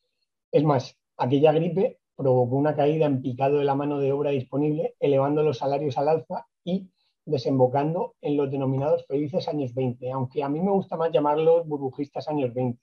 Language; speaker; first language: Spanish; native; Spanish